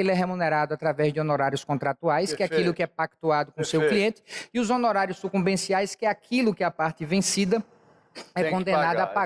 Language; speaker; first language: Portuguese; native; Portuguese